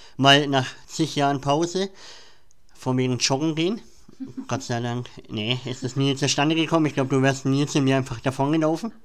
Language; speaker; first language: German; native; German